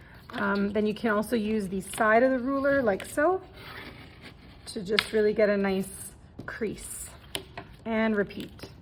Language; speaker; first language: English; native; English